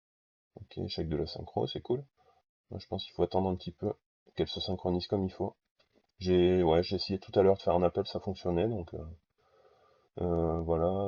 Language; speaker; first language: French; native; French